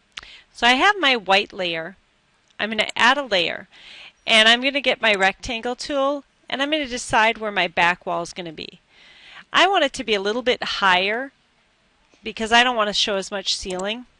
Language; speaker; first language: English; native; English